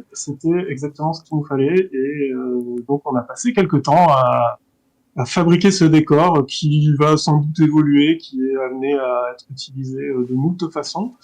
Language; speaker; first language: French; native; French